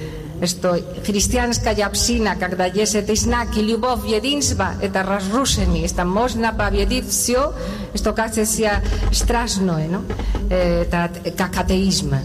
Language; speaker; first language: Russian; non-native, learner; Spanish